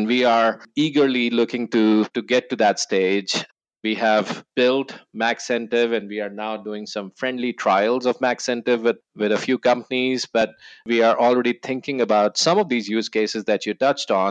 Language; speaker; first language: English; non-native, local second language; Hindi